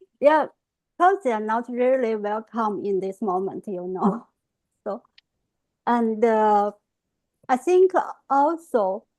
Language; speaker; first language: English; non-native, fluent; Chinese